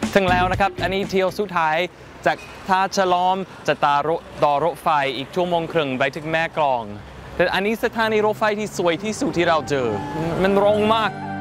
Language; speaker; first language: Thai; non-native, fluent; English